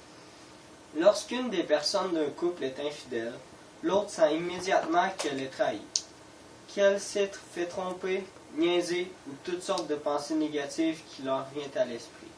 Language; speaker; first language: French; native; French